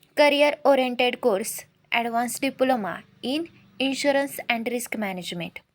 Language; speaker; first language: English; non-native, local second language; Marathi